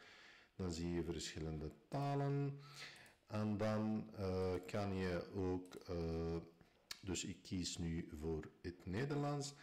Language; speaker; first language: Dutch; non-native, fluent; Arabic